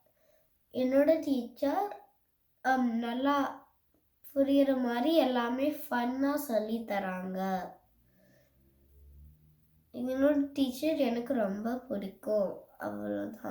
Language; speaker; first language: Tamil; early bilingual, heritage; Tamil